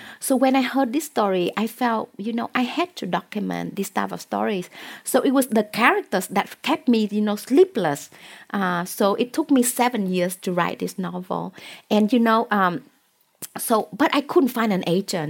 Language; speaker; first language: English; non-native, fluent; Vietnamese